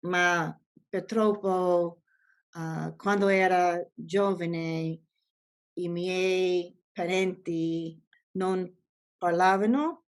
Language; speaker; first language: Italian; non-native, learner; English